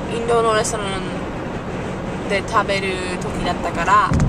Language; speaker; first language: Japanese; non-native, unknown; English